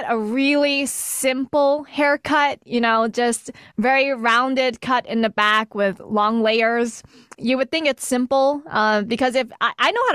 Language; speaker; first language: English; native; English